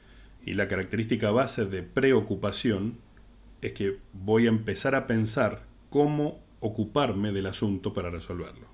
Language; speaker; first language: Spanish; native; Spanish